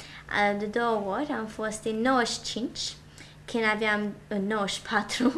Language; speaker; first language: Romanian; early bilingual, heritage; Romanian